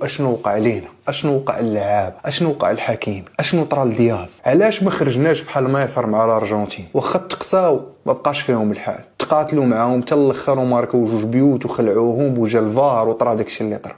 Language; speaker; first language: Arabic; native; Arabic